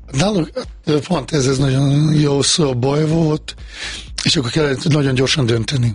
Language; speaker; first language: Hungarian; non-native, fluent; Bosnian